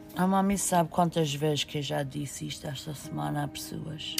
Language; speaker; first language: Portuguese; early bilingual, heritage; Portuguese